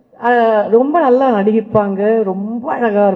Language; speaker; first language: Tamil; native; Tamil